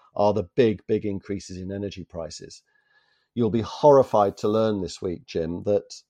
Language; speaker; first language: English; native; English